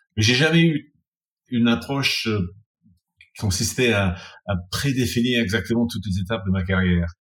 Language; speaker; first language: French; non-native, fluent; English